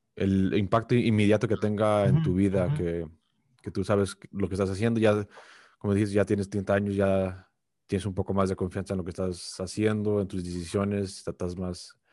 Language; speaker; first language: Spanish; early bilingual, heritage; Spanish